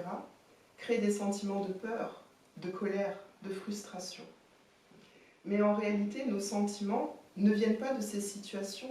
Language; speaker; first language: French; native; French